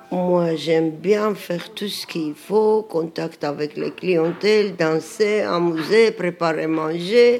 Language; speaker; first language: French; non-native, learner; Armenian